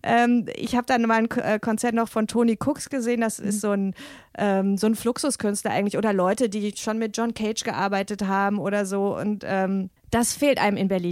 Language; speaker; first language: German; native; German